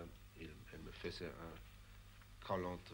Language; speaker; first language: French; non-native, fluent; German